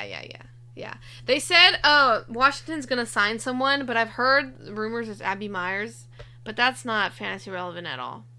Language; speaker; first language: English; native; English